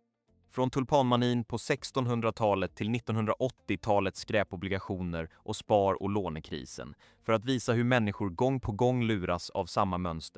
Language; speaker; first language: Swedish; native; Swedish